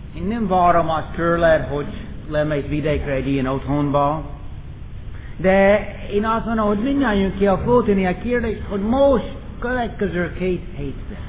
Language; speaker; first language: Hungarian; non-native, fluent; English